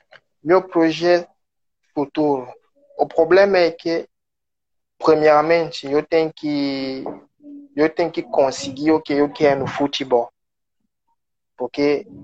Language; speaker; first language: Portuguese; non-native, learner; French